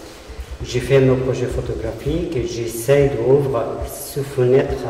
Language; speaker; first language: French; non-native, fluent; Arabic